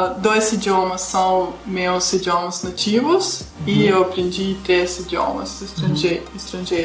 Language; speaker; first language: Portuguese; non-native, fluent; Russian